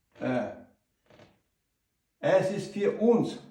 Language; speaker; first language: German; non-native, learner; Ukrainian